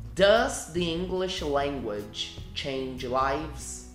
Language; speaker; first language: English; non-native, fluent; Portuguese